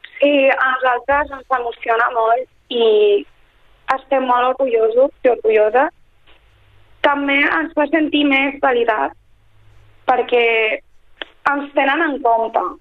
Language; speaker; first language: Catalan; early bilingual, other home language; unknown